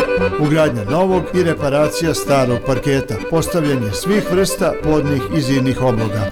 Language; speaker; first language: Serbian; native; Serbian